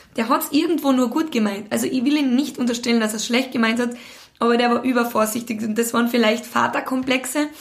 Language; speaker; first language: German; native; German